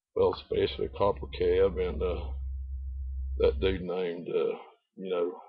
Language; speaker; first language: English; native; English